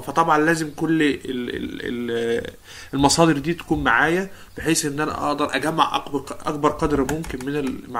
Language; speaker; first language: Arabic; native; Arabic